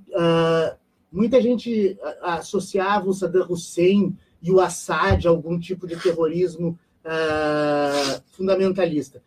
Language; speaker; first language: Portuguese; native; Portuguese